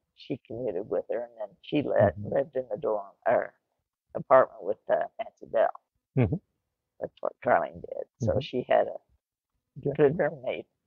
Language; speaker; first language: English; native; English